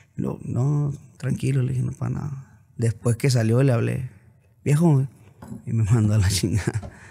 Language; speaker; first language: Spanish; native; Spanish